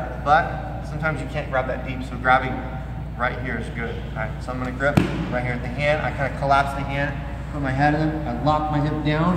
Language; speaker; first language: English; native; English